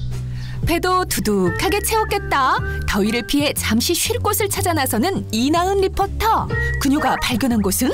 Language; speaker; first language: Korean; native; Korean